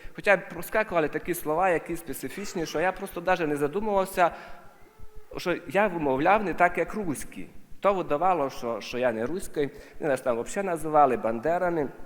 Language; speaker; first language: Ukrainian; native; Ukrainian